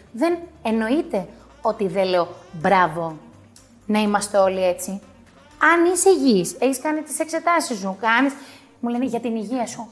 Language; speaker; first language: Greek; early bilingual, heritage; Greek